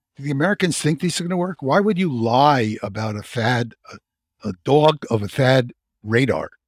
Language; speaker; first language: English; native; English